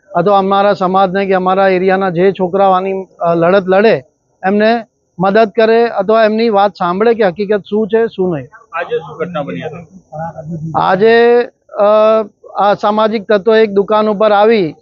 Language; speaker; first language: Gujarati; native; Gujarati